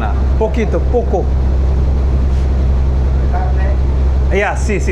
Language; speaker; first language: Spanish; non-native, learner; Hindi